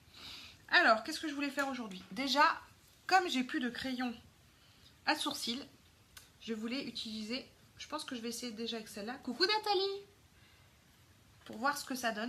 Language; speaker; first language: French; native; French